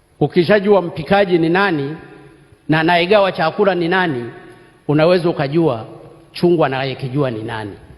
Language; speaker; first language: Swahili; non-native, local second language; Sukuma